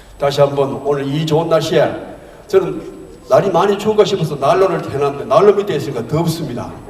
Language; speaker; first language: Korean; native; Korean